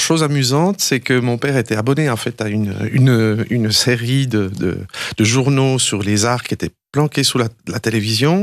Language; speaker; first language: French; native; French